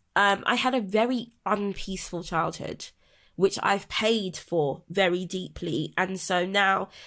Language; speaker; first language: English; native; English